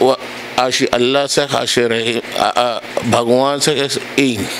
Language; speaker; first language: Dutch; non-native, local second language; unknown